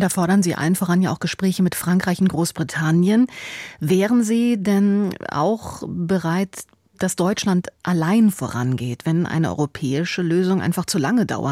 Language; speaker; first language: German; native; German